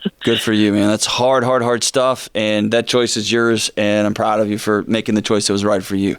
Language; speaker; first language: English; native; English